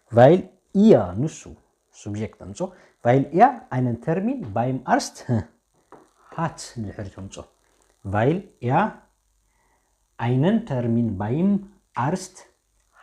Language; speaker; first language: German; non-native, fluent; Tigrinya